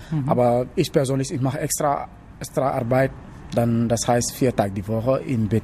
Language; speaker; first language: German; non-native, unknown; Wolof